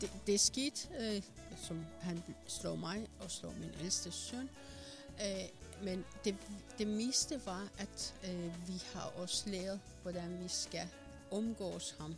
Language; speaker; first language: Danish; non-native, fluent; Persian